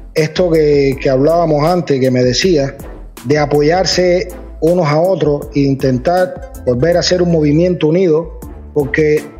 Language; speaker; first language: Spanish; native; Spanish